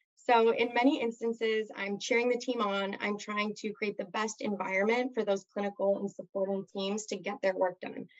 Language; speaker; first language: English; native; English